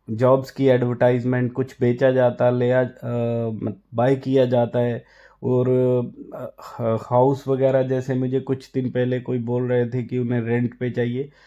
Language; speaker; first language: Hindi; non-native, local second language; Punjabi